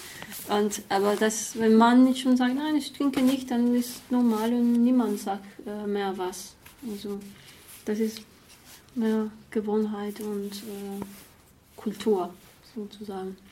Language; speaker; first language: German; non-native, fluent; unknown